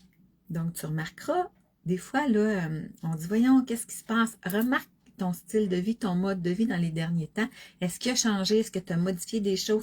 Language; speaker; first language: French; native; French